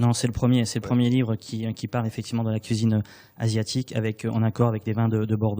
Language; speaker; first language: French; native; French